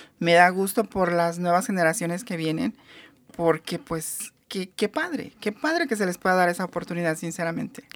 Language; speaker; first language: Spanish; native; Spanish